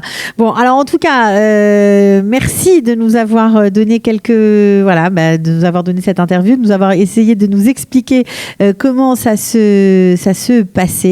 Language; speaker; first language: French; native; French